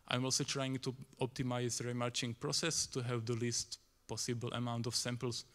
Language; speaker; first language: English; non-native, fluent; Slovak